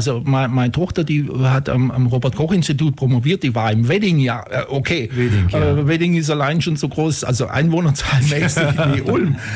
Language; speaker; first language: German; native; German